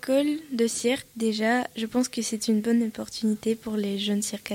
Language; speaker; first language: French; non-native, learner; Russian